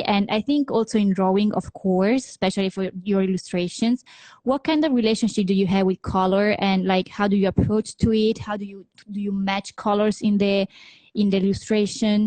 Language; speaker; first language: English; non-native, fluent; Italian